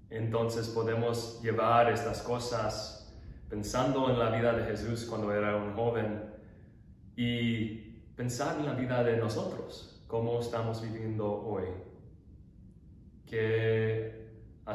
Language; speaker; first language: Spanish; non-native, learner; English